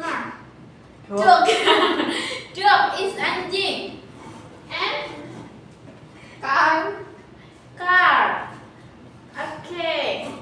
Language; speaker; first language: English; non-native, learner; Indonesian